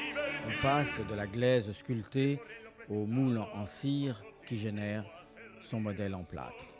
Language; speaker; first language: French; native; French